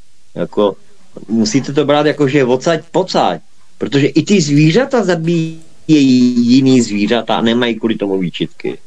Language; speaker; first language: Czech; native; Czech